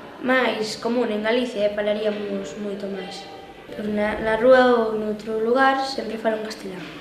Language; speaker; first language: Galician; non-native, local second language; Spanish